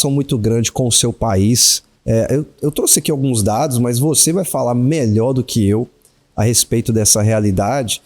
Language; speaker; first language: Portuguese; native; Portuguese